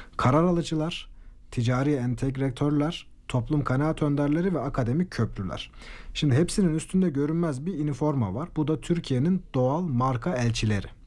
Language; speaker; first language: Turkish; native; Turkish